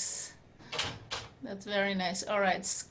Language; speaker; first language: English; native; English